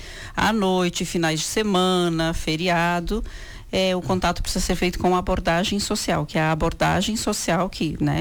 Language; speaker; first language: Portuguese; native; Portuguese